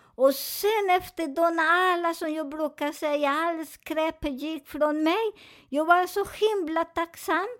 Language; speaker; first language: Swedish; non-native, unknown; Spanish